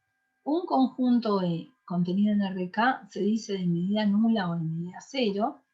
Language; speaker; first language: Spanish; native; Spanish